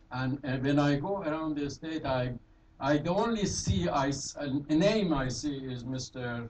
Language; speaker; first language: English; non-native, fluent; Persian